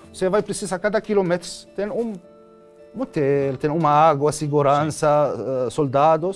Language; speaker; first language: Portuguese; non-native, learner; Arabic